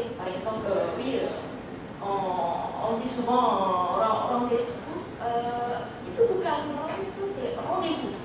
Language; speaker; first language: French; non-native, fluent; Indonesian